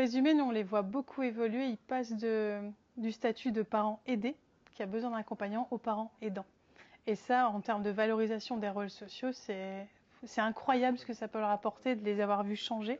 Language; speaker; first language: French; native; French